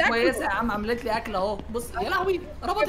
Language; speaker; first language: Arabic; native; Arabic